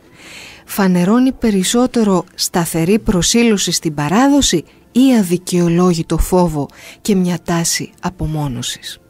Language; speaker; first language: Greek; native; Greek